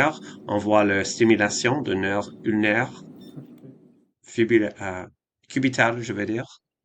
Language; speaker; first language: French; non-native, fluent; English